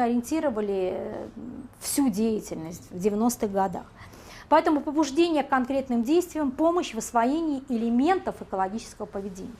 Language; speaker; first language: Russian; native; Russian